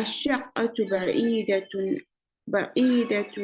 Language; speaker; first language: Arabic; non-native, learner; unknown